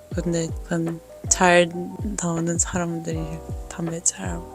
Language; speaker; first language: Korean; non-native, fluent; Dutch